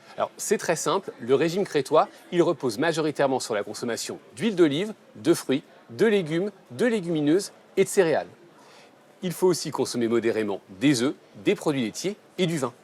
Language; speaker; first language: French; native; French